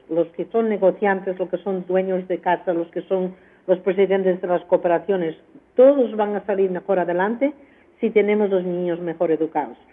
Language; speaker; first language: Spanish; early bilingual, heritage; Spanish